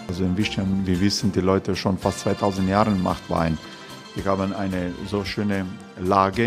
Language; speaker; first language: German; non-native, learner; Croatian